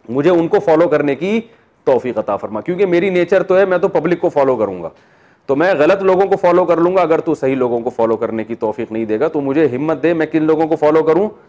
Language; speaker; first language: Urdu; native; Urdu